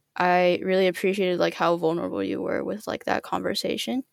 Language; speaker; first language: English; native; English